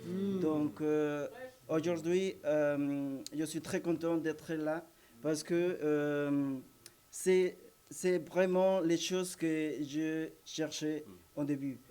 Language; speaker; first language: French; non-native, learner; Spanish